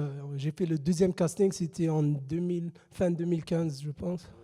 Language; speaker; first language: French; non-native, fluent; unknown